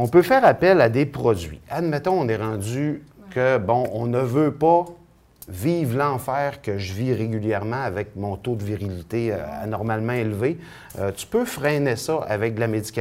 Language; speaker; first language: French; native; French